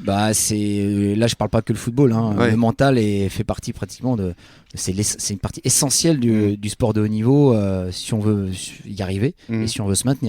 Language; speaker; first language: French; native; French